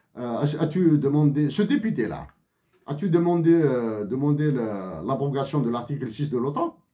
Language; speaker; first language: French; non-native, local second language; Kabyle